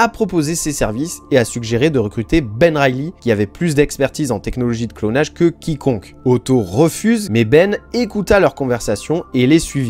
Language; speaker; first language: French; native; French